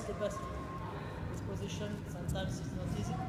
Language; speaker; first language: English; non-native, learner; French